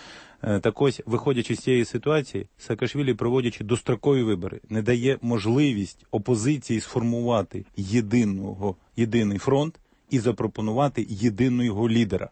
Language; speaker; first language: Ukrainian; native; Ukrainian